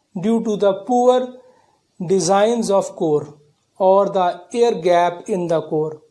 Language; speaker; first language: English; non-native, local second language; Punjabi